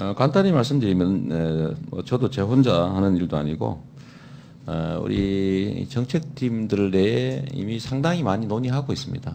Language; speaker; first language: Korean; native; Korean